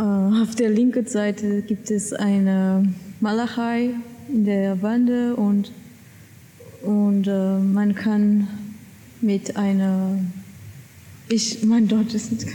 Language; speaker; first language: German; non-native, learner; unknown